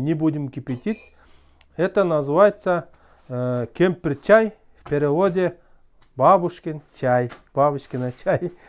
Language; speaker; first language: Russian; non-native, local second language; Kyrgyz